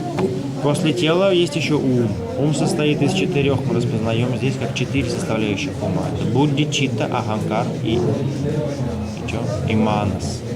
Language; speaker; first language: Russian; native; Russian